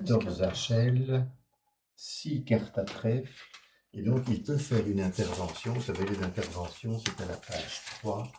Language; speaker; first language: French; native; French